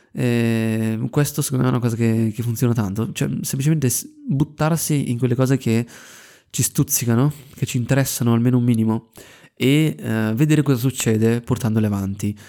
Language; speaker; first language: Italian; native; Italian